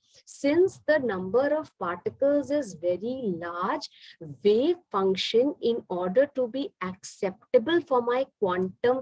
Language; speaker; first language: English; non-native, local second language; Hindi